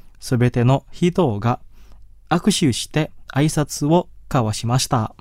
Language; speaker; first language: Japanese; non-native, fluent; Indonesian